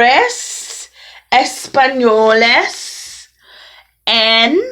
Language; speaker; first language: Spanish; non-native, learner; English